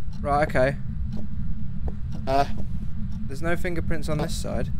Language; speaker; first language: English; native; English